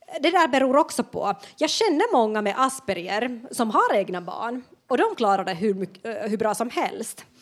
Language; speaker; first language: Swedish; non-native, local second language; Finnish